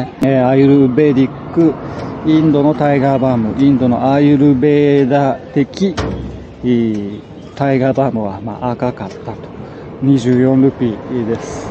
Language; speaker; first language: Japanese; native; Japanese